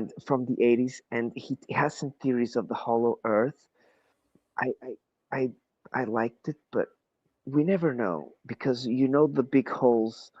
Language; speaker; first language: English; non-native, fluent; Portuguese